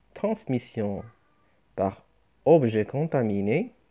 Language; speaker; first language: French; non-native, local second language; Arabic